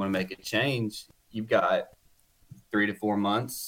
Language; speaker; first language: English; native; English